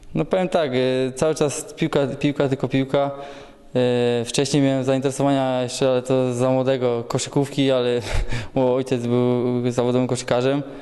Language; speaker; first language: Polish; native; Polish